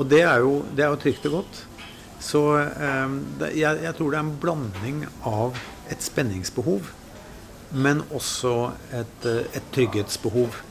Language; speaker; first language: Norwegian; native; Norwegian